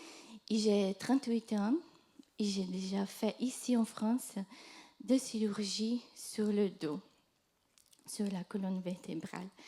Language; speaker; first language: French; non-native, fluent; Portuguese